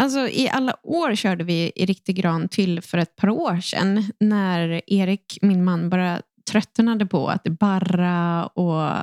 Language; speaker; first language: Swedish; native; Swedish